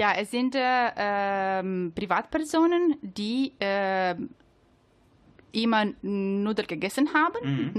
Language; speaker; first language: German; non-native, learner; Italian